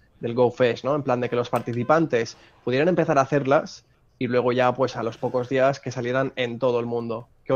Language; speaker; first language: Spanish; native; Spanish